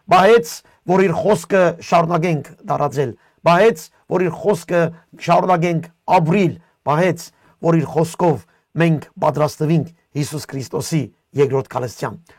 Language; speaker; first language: Armenian; early bilingual, heritage; Armenian